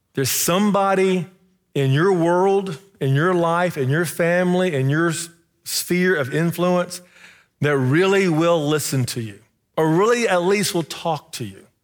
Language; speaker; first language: English; native; English